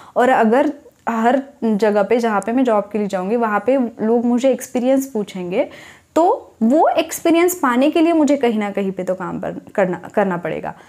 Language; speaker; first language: Hindi; non-native, local second language; Marathi